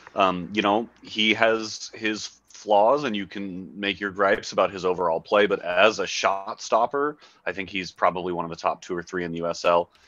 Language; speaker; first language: English; native; English